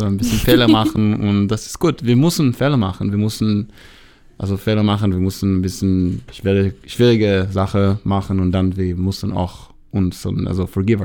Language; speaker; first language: German; non-native, learner; Hebrew